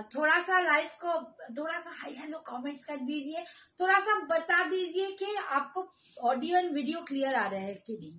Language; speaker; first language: Hindi; non-native, local second language; Bangla